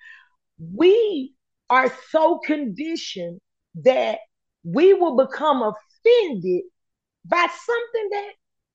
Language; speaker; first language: English; native; English